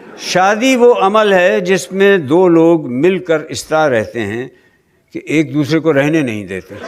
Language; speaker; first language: Urdu; native; Urdu